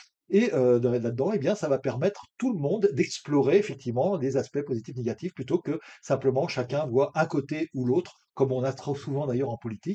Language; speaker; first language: French; native; French